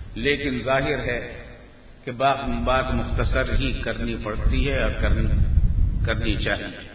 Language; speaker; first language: Urdu; native; Urdu